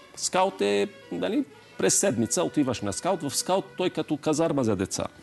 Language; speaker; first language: Bulgarian; non-native, fluent; Arabic